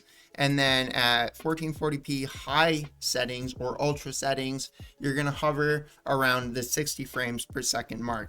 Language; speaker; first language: English; native; English